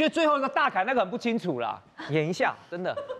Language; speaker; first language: Chinese; native; Chinese